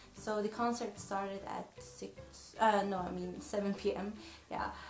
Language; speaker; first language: English; non-native, fluent; Swedish